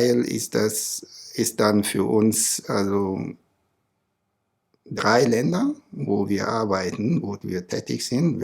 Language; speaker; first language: German; non-native, fluent; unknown